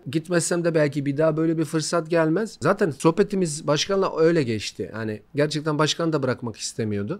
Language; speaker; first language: Turkish; non-native, fluent; Bosnian